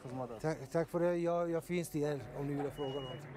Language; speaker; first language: Swedish; non-native, learner; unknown